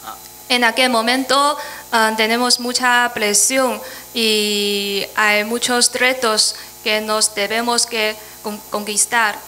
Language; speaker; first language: Spanish; non-native, fluent; Chinese